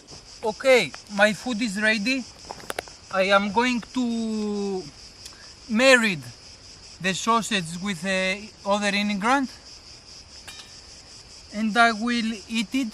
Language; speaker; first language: English; non-native, learner; Greek